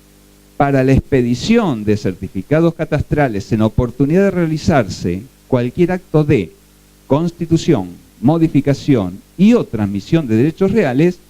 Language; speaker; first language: Spanish; native; Spanish